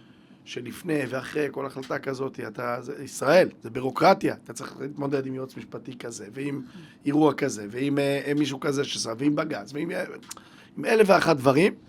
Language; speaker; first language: Hebrew; native; Hebrew